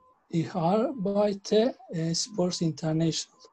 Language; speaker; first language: German; non-native, learner; Turkish